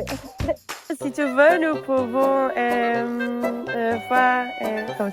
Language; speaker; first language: French; non-native, learner; Portuguese